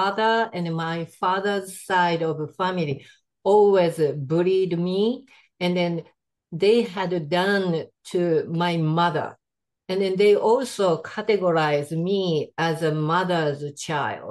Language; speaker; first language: English; non-native, fluent; Japanese